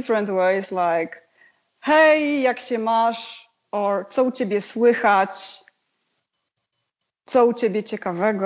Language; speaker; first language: English; non-native, fluent; Polish